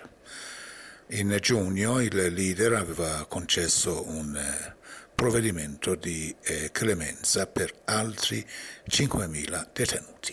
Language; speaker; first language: Italian; non-native, fluent; Persian